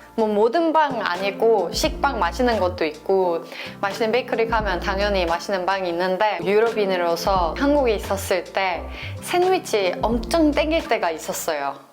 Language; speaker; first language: Korean; non-native, fluent; Norwegian